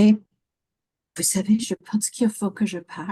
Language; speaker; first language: French; non-native, fluent; English